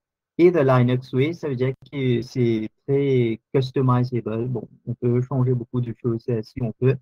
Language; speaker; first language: French; non-native, local second language; Morisyen